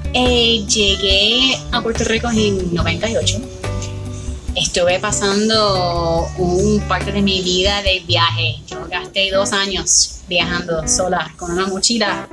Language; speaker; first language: Spanish; non-native, fluent; English